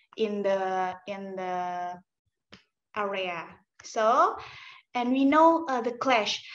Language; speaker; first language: English; non-native, learner; Indonesian